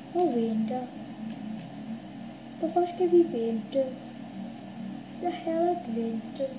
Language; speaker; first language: Danish; early bilingual, other home language; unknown